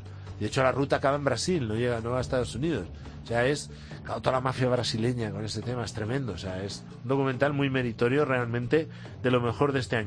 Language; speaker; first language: Spanish; native; Spanish